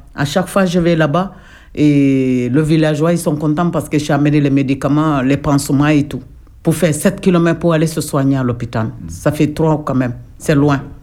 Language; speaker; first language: French; non-native, local second language; Jola-Fonyi